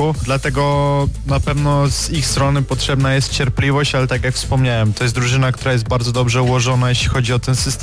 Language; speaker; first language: Polish; native; Polish